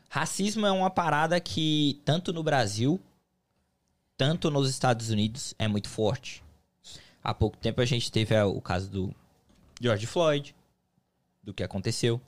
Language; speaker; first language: Portuguese; native; Portuguese